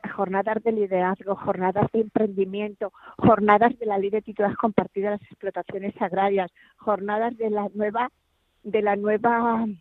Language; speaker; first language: Spanish; native; Spanish